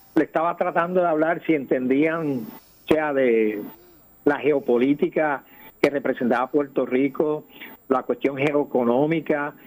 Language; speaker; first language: Spanish; native; Spanish